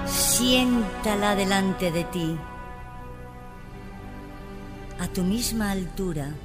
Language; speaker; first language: Spanish; native; Spanish